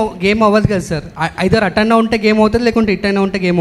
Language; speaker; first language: Telugu; native; Telugu